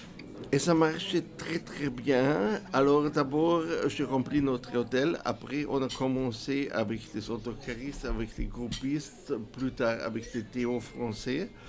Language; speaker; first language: French; non-native, fluent; German